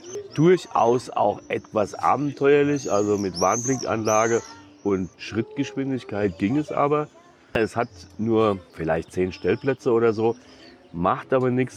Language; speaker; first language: German; native; German